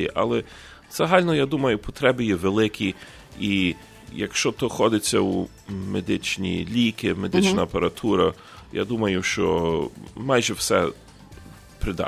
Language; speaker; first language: Ukrainian; early bilingual, heritage; Ukrainian